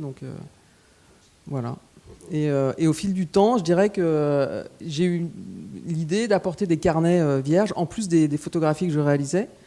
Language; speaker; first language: French; native; French